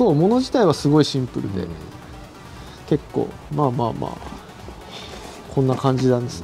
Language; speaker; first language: Japanese; native; Japanese